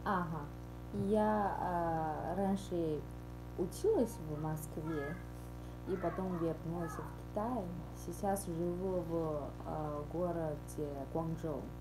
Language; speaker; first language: Russian; non-native, learner; Chinese